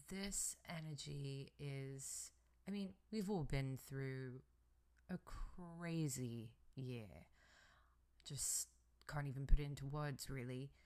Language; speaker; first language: English; native; English